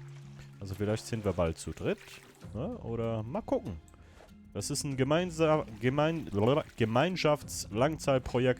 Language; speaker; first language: German; native; German